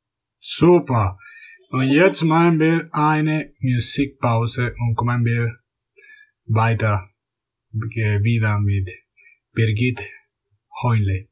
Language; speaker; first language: German; non-native, fluent; Spanish